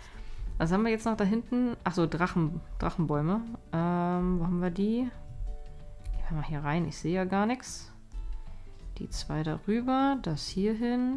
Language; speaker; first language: German; native; German